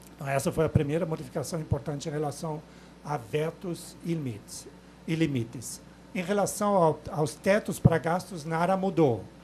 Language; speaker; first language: Portuguese; non-native, fluent; German